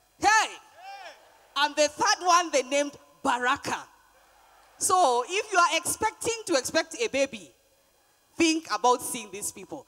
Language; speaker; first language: English; non-native, local second language; Luyia